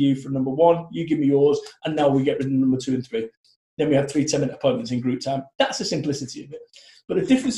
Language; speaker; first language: English; native; English